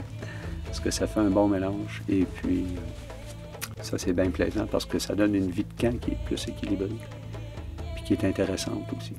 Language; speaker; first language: French; native; French